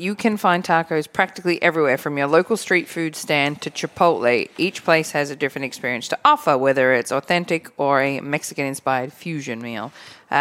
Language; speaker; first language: English; native; English